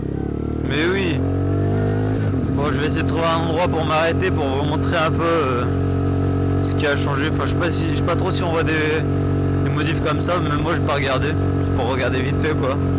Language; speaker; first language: French; native; French